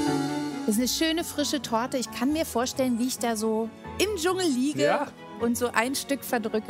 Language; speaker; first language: German; native; German